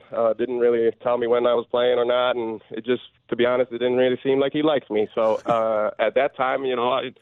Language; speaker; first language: English; non-native, fluent; Swedish